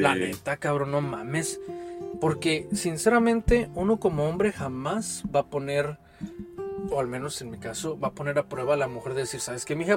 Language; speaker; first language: Spanish; native; Spanish